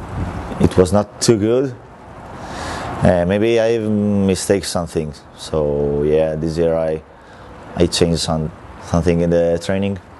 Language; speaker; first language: English; non-native, learner; Italian